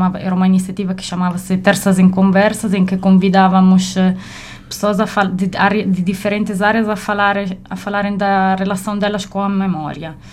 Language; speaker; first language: Portuguese; non-native, fluent; Italian